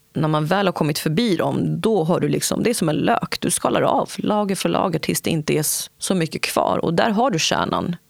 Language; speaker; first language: Swedish; early bilingual, other home language; Kurdish